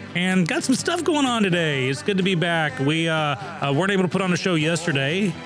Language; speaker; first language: English; native; English